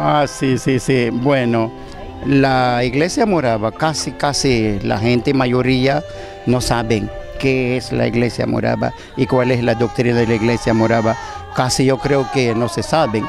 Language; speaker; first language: Spanish; non-native, local second language; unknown